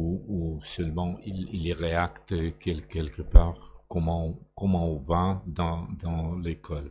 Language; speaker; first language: French; non-native, learner; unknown